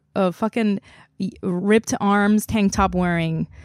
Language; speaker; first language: English; non-native, fluent; Korean